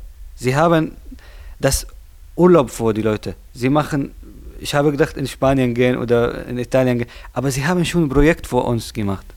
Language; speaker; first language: German; non-native, learner; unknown